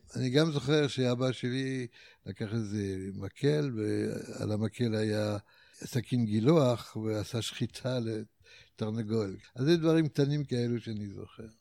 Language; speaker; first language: Hebrew; non-native, fluent; French